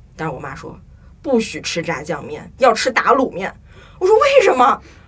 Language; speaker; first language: Chinese; native; Chinese